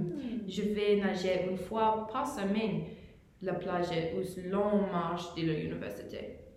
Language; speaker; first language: French; non-native, learner; English